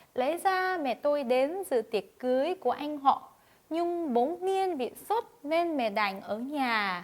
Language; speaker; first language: Vietnamese; non-native, fluent; Korean